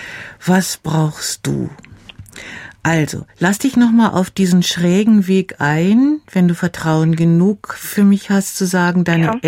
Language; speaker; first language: German; native; German